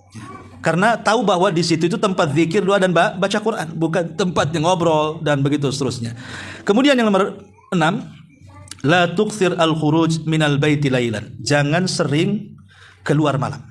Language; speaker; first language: Indonesian; native; Indonesian